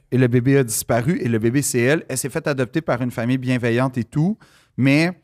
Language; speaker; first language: French; native; French